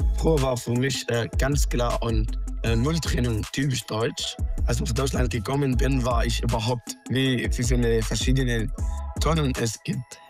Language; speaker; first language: German; non-native, fluent; Arabic